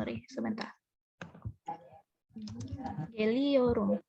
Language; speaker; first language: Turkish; non-native, fluent; Indonesian